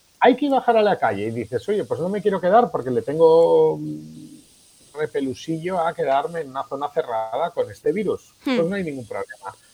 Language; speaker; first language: Spanish; non-native, local second language; Catalan